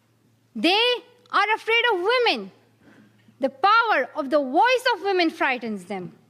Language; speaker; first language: English; non-native, local second language; Pashto